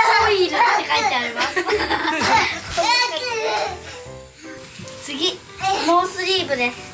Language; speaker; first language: Japanese; native; Japanese